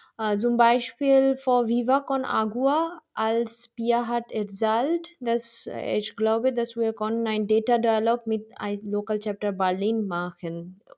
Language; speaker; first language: German; non-native, learner; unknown